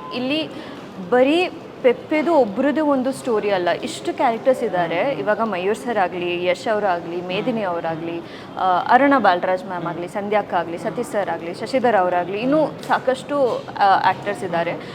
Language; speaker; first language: Kannada; non-native, learner; Hindi